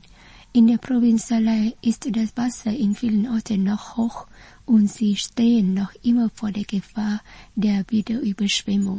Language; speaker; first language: German; non-native, fluent; Vietnamese